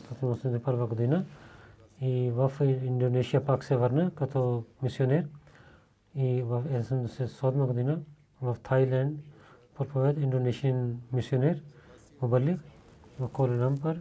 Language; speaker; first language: Bulgarian; non-native, learner; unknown